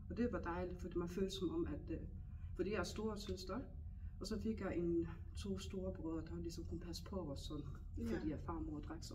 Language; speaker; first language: Danish; non-native, local second language; Faroese